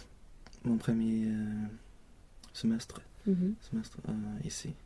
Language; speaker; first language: French; non-native, learner; Swedish